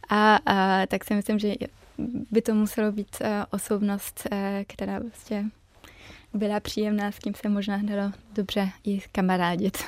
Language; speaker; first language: Czech; early bilingual, heritage; German